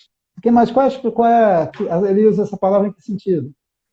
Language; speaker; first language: Portuguese; native; Portuguese